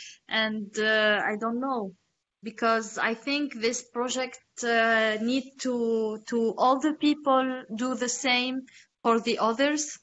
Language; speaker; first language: English; non-native, learner; Arabic